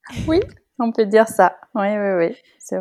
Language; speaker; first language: French; non-native, fluent; Norwegian